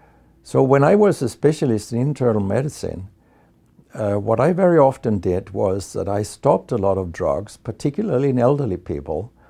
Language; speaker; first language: English; non-native, fluent; Danish